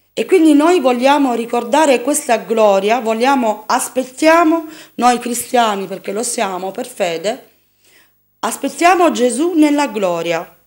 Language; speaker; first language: Italian; native; Italian